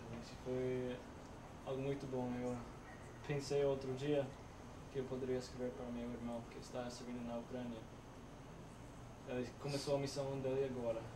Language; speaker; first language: Portuguese; non-native, fluent; English